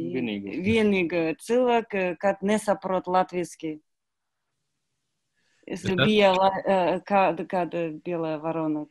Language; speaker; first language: Latvian; non-native, learner; Kazakh